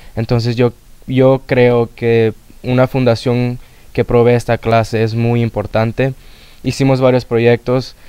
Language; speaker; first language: Spanish; early bilingual, heritage; Spanish